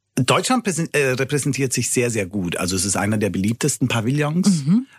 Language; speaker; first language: German; non-native, fluent; Italian